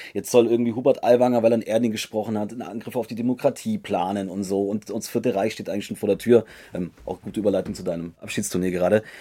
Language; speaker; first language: German; native; German